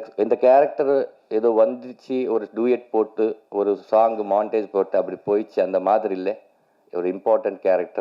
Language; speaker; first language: Tamil; non-native, learner; Telugu